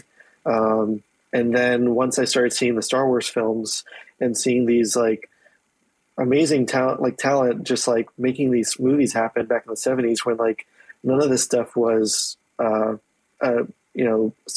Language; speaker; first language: English; native; English